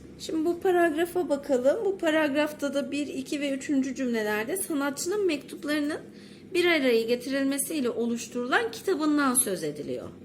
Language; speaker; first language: Turkish; native; Turkish